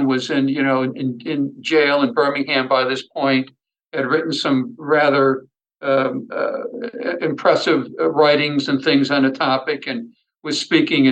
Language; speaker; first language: English; native; English